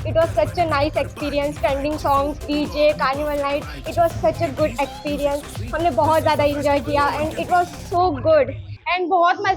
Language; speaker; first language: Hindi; non-native, local second language; Gujarati